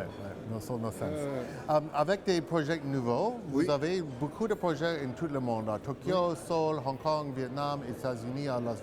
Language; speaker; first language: French; non-native, learner; English